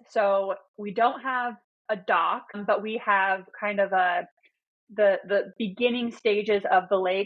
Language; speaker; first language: English; native; English